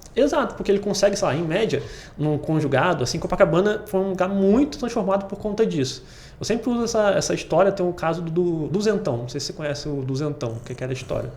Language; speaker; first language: Portuguese; native; Portuguese